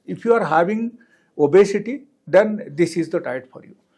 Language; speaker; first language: English; non-native, local second language; Telugu